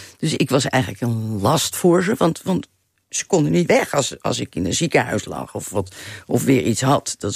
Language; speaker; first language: Dutch; native; Dutch